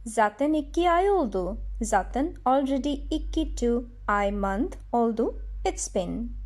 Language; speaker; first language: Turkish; non-native, fluent; Bangla